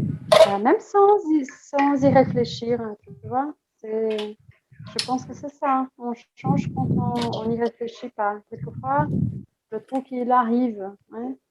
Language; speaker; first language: French; non-native, fluent; Portuguese